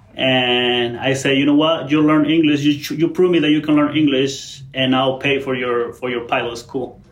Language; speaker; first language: English; non-native, fluent; Spanish